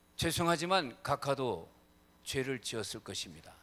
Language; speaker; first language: Korean; native; Korean